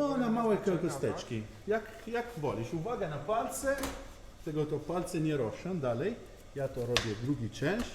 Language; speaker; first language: Polish; non-native, learner; Italian